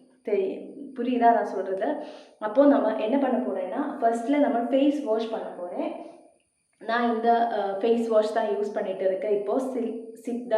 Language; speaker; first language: Tamil; non-native, learner; Malayalam